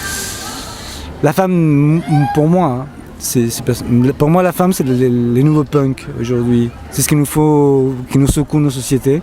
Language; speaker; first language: French; non-native, fluent; Spanish